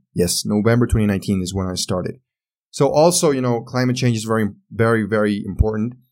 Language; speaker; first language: English; non-native, fluent; Spanish